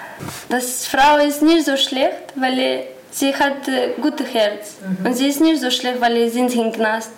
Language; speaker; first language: German; non-native, learner; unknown